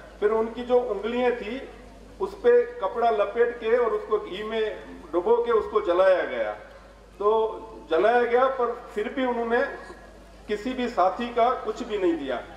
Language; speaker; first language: Urdu; non-native, local second language; Sindhi